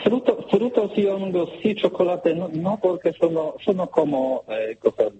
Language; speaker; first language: Spanish; non-native, learner; Polish